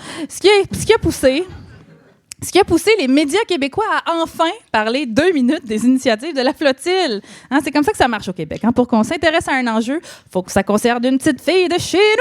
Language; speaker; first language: French; native; French